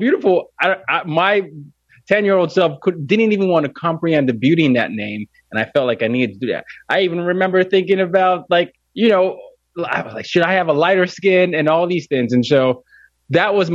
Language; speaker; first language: English; non-native, local second language; Yoruba